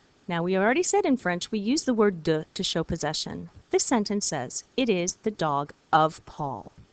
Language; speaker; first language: English; native; English